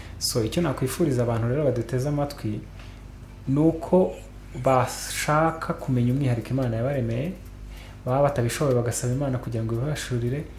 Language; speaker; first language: Kinyarwanda; native; Kinyarwanda